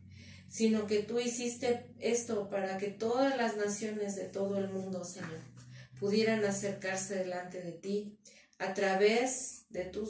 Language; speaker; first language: Spanish; native; Spanish